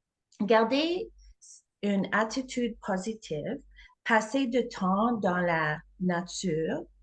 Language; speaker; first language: French; non-native, learner; English